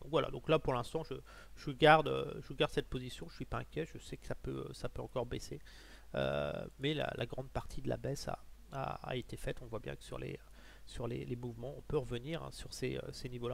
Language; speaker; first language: French; native; French